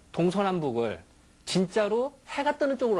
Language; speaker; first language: Korean; native; Korean